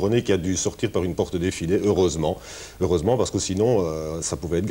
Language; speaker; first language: French; native; French